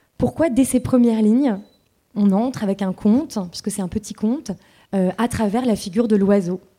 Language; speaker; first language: French; native; French